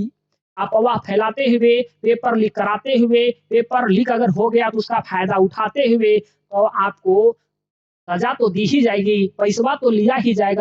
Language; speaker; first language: Hindi; native; Hindi